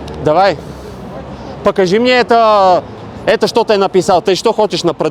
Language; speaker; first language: Russian; non-native, learner; Bulgarian